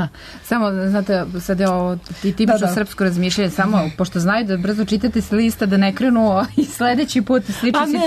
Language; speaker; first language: Serbian; native; Serbian